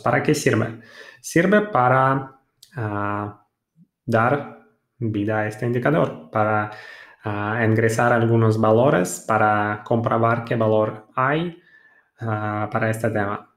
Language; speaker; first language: Spanish; non-native, fluent; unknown